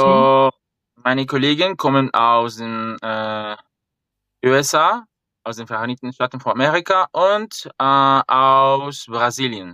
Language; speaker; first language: German; non-native, fluent; Spanish